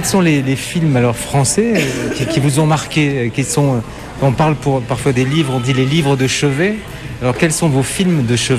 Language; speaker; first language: French; native; French